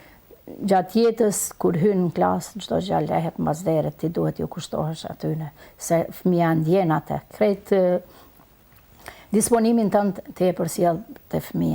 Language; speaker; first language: Albanian; native; Albanian